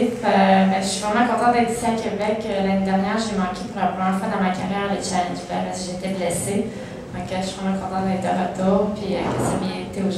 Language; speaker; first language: French; native; French